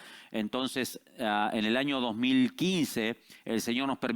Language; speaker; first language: Spanish; native; Spanish